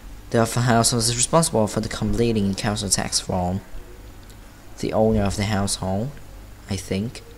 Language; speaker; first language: English; non-native, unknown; Vietnamese